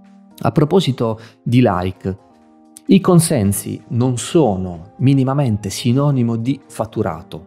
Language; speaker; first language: Italian; native; Italian